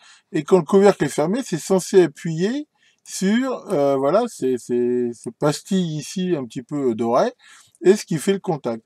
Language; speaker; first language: French; native; French